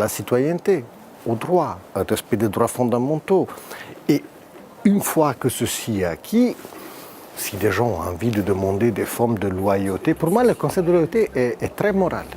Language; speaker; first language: French; native; French